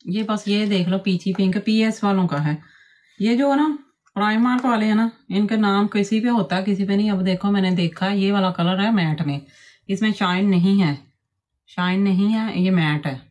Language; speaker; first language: Urdu; non-native, local second language; Punjabi